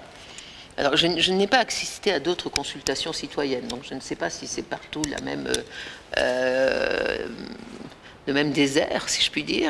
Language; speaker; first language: French; native; French